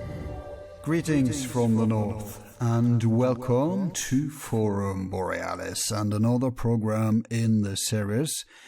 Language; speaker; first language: English; non-native, fluent; Norwegian